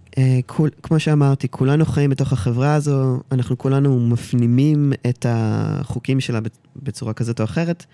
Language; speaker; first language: Hebrew; early bilingual, heritage; Hebrew